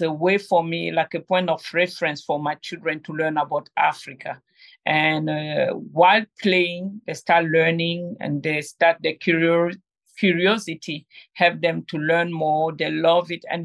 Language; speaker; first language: English; non-native, local second language; French